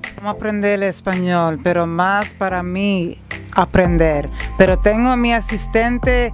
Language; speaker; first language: Spanish; early bilingual, heritage; Spanish